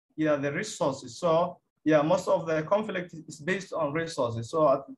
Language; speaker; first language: English; non-native, fluent; Somali